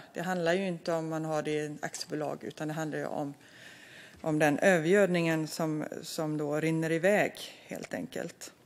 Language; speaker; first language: Swedish; native; Swedish